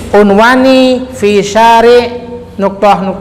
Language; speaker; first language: Arabic; non-native, fluent; Indonesian